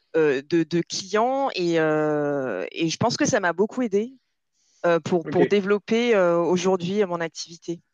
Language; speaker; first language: French; native; French